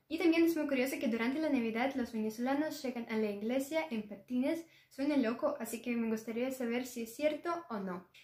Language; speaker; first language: Spanish; non-native, learner; Russian